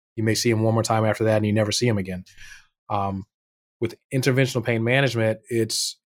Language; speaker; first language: English; native; English